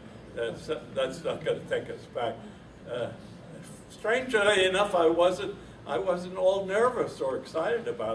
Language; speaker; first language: English; native; English